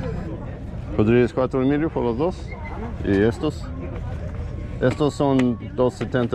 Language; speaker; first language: Spanish; early bilingual, heritage; English